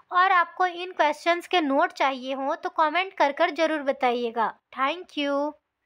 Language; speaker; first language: Hindi; native; Hindi